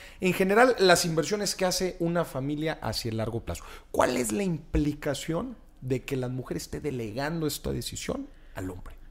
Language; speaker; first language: Spanish; native; Spanish